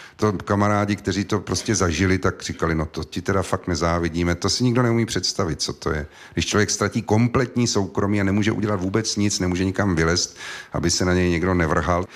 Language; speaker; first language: Czech; native; Czech